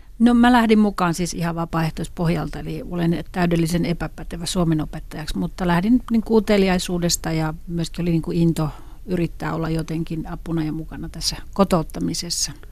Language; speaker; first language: Finnish; native; Finnish